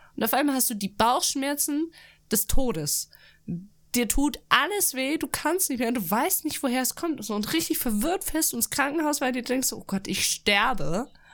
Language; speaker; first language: German; early bilingual, other home language; Russian